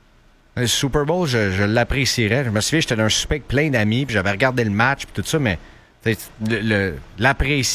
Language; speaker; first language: French; native; French